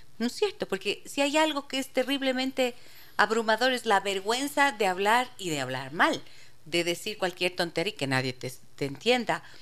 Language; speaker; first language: Spanish; native; Spanish